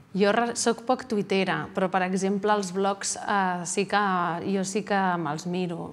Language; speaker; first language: Catalan; native; Catalan